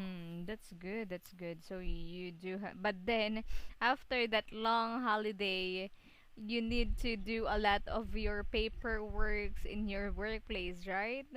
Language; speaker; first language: English; non-native, local second language; Filipino